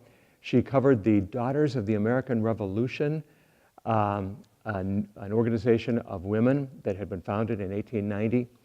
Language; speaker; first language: English; native; English